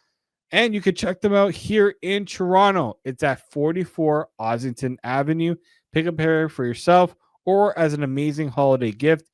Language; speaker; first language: English; native; English